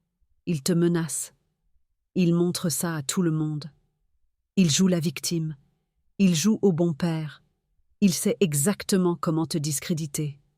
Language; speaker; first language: French; native; French